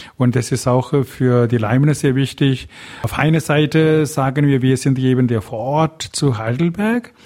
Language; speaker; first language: German; non-native, fluent; Tamil